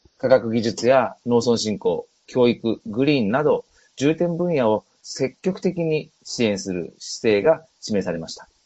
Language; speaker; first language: Japanese; native; Japanese